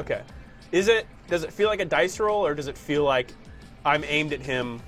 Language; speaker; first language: English; native; English